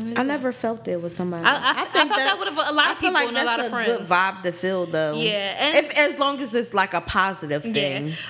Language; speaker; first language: English; native; English